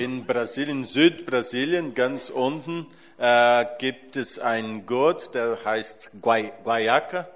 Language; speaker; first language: German; non-native, fluent; Portuguese